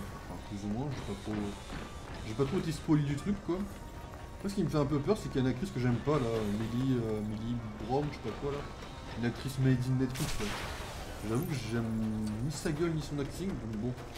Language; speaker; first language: French; native; French